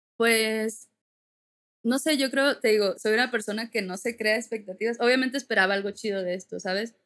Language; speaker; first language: Spanish; native; Spanish